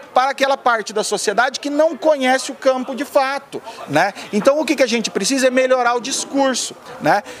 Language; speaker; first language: Portuguese; native; Portuguese